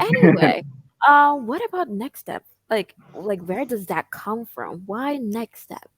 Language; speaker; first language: English; non-native, fluent; Khmer